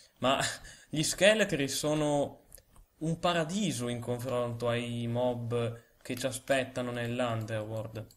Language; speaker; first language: Italian; native; Italian